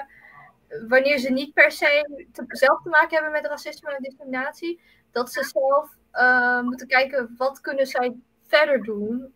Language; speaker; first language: Dutch; early bilingual, other home language; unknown